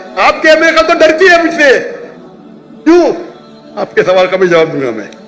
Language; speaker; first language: Urdu; non-native, local second language; Konkani